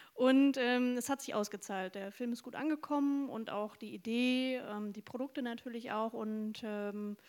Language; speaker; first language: German; native; German